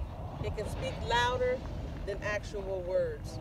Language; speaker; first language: English; native; English